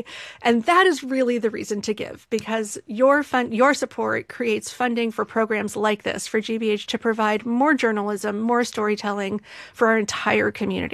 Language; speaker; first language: English; native; English